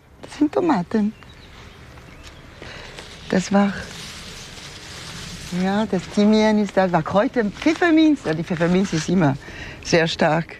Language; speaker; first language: German; non-native, fluent; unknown